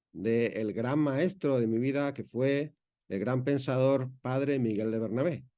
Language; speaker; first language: Spanish; native; Spanish